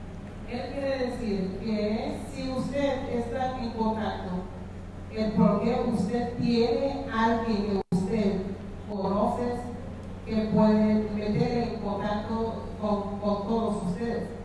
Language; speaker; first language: Spanish; non-native, fluent; Haitian Creole